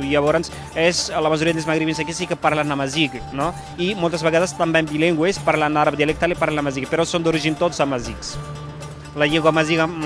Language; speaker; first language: Catalan; non-native, fluent; Berber languages